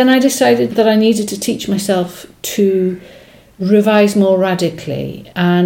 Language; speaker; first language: English; non-native, local second language; Welsh